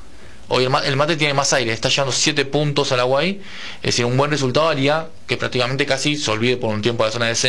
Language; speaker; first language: Spanish; native; Spanish